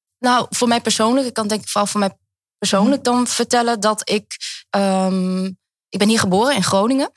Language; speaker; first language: Dutch; early bilingual, other home language; Vietnamese